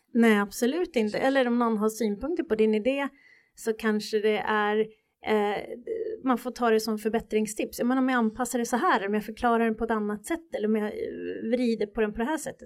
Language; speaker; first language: Swedish; native; Swedish